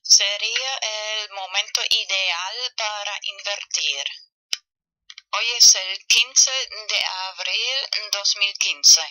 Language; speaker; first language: Spanish; non-native, fluent; German